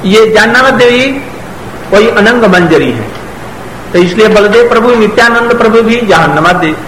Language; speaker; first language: Hindi; non-native, local second language; Bangla